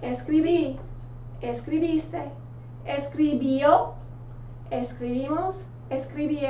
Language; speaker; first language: Spanish; non-native, fluent; English